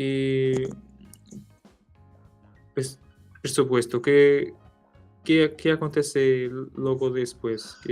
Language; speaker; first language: Spanish; non-native, learner; Portuguese